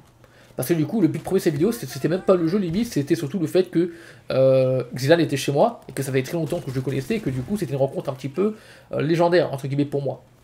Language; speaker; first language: French; native; French